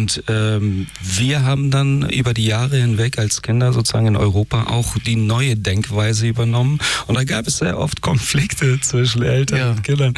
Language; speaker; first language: German; early bilingual, other home language; Persian